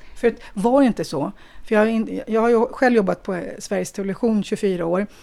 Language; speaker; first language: Swedish; native; Swedish